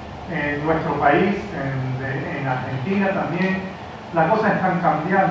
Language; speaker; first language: Spanish; early bilingual, heritage; Spanish